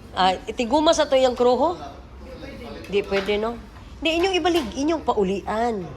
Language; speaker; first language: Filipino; non-native, local second language; Bikol